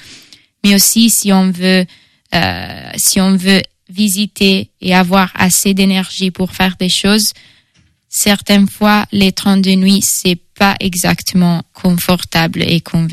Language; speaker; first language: French; non-native, fluent; Italian